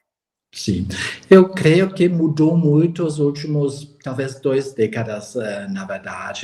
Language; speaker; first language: Portuguese; non-native, fluent; German